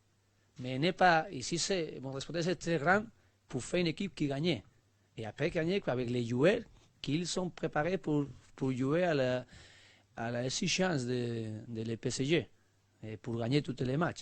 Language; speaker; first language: French; non-native, learner; Spanish